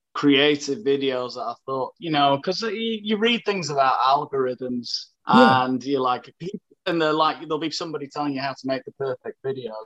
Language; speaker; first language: English; native; English